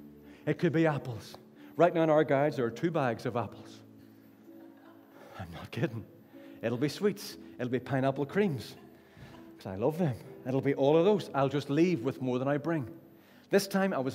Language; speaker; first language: English; native; English